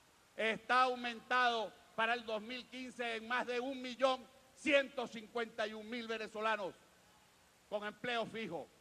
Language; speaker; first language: Spanish; native; Spanish